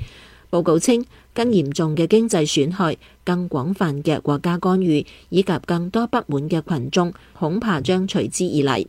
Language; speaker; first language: Chinese; non-native, local second language; Cantonese